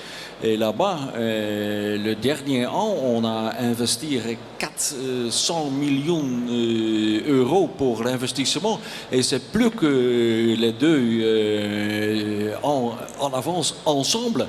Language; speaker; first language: French; non-native, learner; Dutch